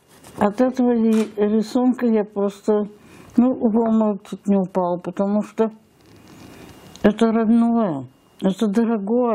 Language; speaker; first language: Russian; early bilingual, heritage; Russian